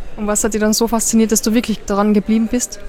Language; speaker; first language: German; native; German